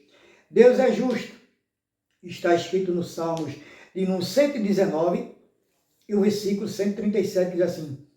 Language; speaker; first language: Portuguese; native; Portuguese